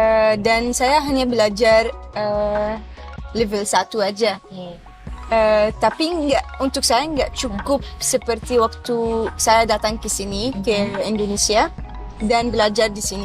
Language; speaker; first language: Indonesian; non-native, fluent; Arabic